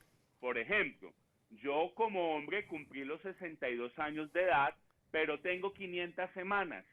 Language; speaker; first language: Spanish; native; Spanish